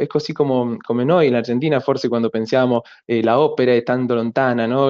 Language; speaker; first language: Italian; non-native, learner; Spanish